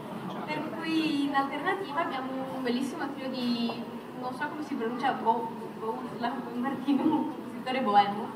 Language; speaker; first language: Italian; native; Italian